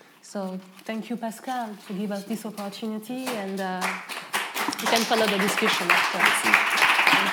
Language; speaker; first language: English; non-native, learner; French